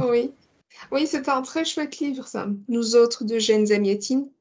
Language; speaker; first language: French; non-native, learner; English